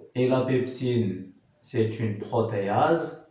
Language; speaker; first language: French; non-native, local second language; Arabic